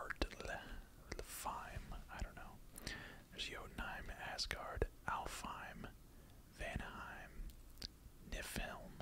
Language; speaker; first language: English; native; English